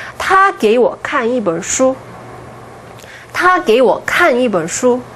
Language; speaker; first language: Chinese; non-native, fluent; Korean